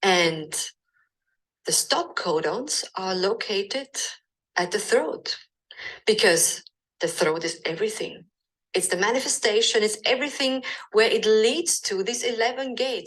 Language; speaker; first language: English; non-native, fluent; German